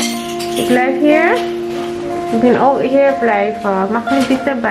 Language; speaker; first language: Dutch; non-native, learner; Indonesian